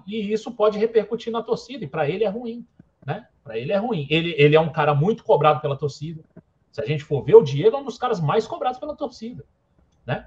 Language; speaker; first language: Portuguese; native; Portuguese